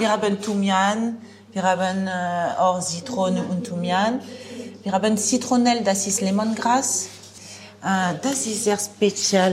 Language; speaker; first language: German; non-native, learner; French